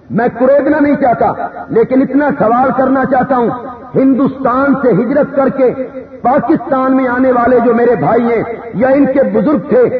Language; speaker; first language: Urdu; non-native, local second language; Punjabi